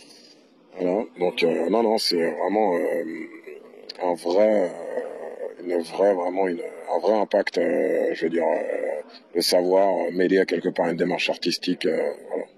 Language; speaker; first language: French; native; French